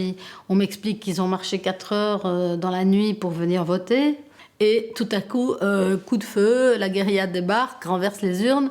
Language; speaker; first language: French; early bilingual, other home language; Italian